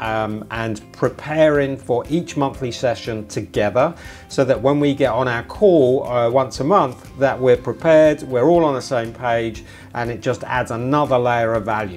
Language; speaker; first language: English; native; English